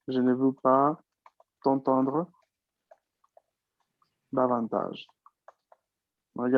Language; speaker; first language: French; non-native, fluent; Spanish